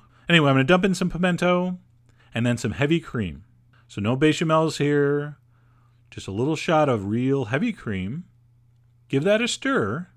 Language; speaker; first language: English; native; English